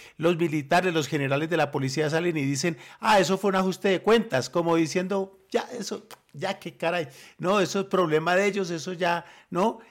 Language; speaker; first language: Spanish; native; Spanish